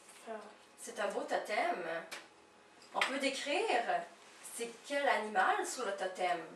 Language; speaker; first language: French; native; French